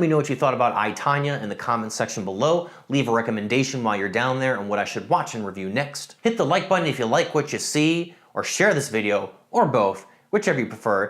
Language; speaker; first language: English; native; English